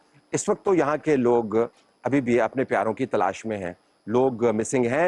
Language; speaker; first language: Urdu; native; Urdu